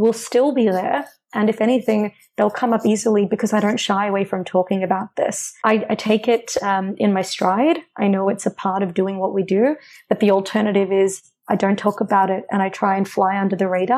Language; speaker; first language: English; native; English